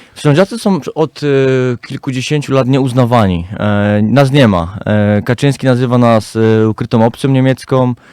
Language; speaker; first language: Polish; native; Polish